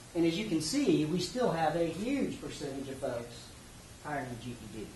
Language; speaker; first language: English; native; English